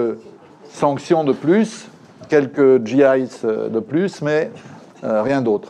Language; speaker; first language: French; native; French